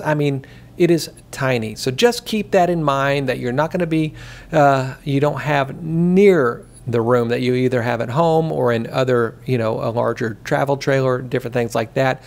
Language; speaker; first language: English; native; English